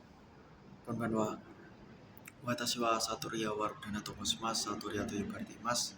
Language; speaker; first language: Japanese; non-native, learner; Indonesian